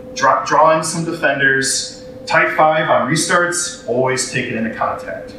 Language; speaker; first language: English; native; English